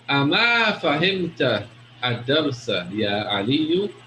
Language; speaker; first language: Arabic; non-native, fluent; English